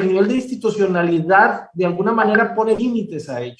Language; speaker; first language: Spanish; native; Spanish